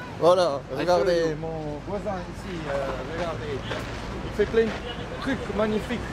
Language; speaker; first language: French; non-native, learner; Dutch